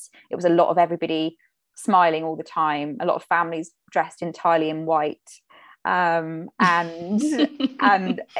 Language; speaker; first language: English; native; English